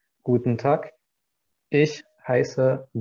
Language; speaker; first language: German; non-native, fluent; Arabic